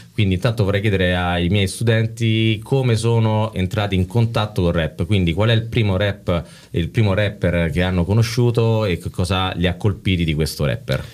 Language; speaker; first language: Italian; native; Italian